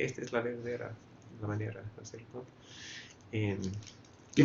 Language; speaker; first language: Spanish; non-native, fluent; English